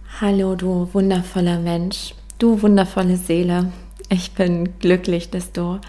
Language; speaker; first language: German; native; German